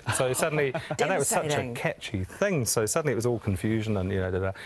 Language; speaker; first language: English; native; English